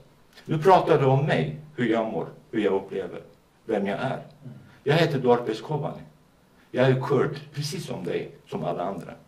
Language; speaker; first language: Swedish; non-native, fluent; Kurdish